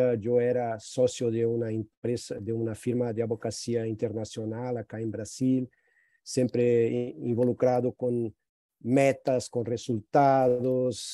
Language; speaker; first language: Spanish; non-native, fluent; Portuguese